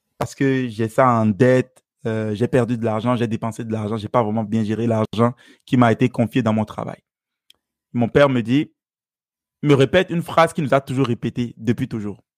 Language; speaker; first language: French; non-native, local second language; Fon